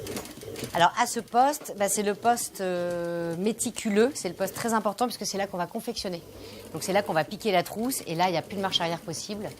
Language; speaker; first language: French; native; French